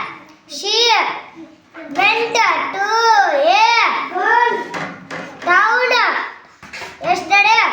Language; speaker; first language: English; non-native, learner; Telugu